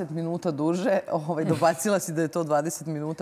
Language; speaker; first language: Serbian; native; Serbian